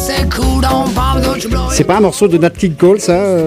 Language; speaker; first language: French; non-native, learner; Italian